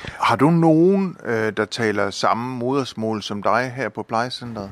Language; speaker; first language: Danish; native; Danish